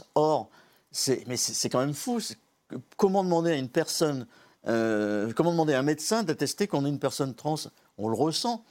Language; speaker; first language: French; native; French